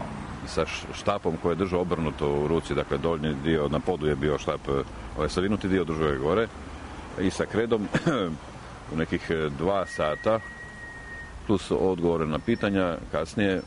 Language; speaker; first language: Croatian; native; Croatian